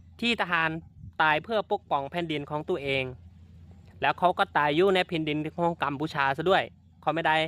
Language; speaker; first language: Thai; non-native, fluent; Khmer